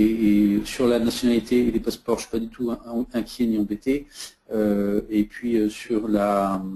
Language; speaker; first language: French; native; French